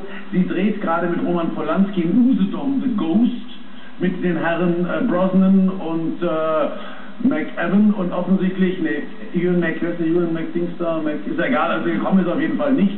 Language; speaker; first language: German; native; German